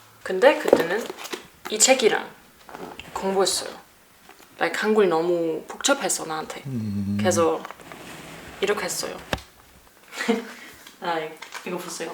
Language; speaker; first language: Korean; non-native, learner; German